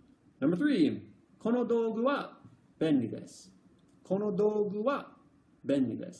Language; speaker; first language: Japanese; non-native, fluent; English